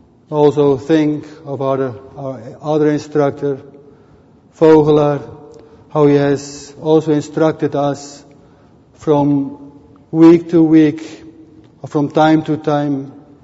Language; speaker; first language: English; non-native, fluent; Dutch